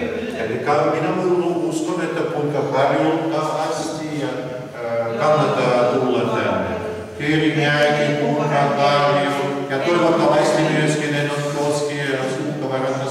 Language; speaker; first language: Finnish; non-native, learner; Russian